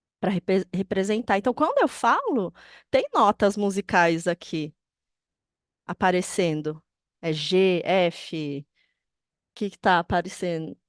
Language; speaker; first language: Portuguese; native; Portuguese